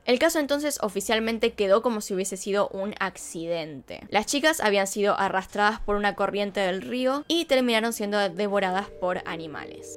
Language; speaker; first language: Spanish; native; Spanish